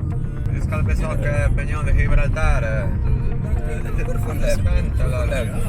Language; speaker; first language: Swedish; non-native, fluent; Spanish